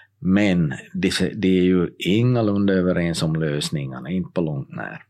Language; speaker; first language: Swedish; native; Swedish